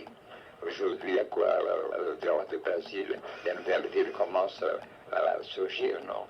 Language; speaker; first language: French; non-native, fluent; Portuguese